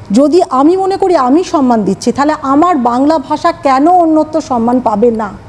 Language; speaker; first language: Bangla; native; Bangla